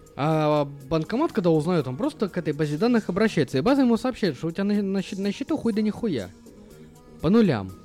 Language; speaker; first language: Russian; native; Russian